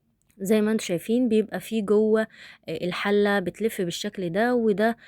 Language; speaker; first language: Arabic; native; Arabic